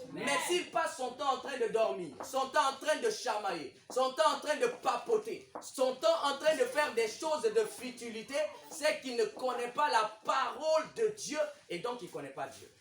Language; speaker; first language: French; non-native, local second language; Lingala